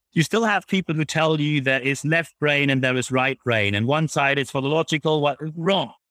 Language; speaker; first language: English; non-native, fluent; German